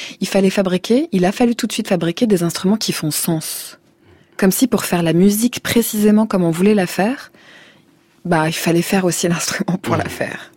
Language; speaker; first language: French; native; French